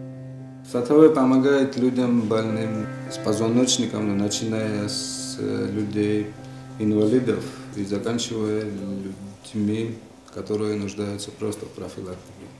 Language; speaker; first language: Russian; non-native, fluent; Georgian